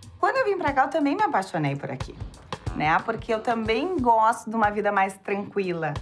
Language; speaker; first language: Portuguese; non-native, fluent; Spanish